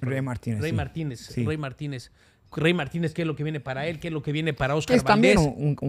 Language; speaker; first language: Spanish; native; Spanish